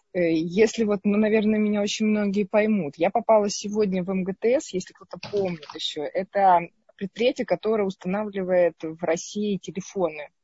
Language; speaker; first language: Russian; native; Russian